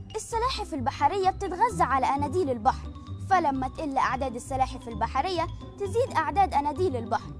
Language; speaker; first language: Arabic; native; Arabic